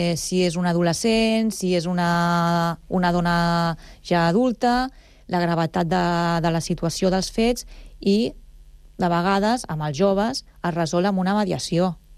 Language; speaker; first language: Catalan; native; Catalan